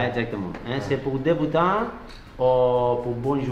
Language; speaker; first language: French; non-native, learner; Spanish